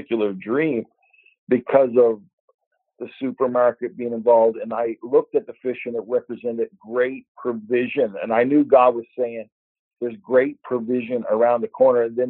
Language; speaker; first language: English; native; English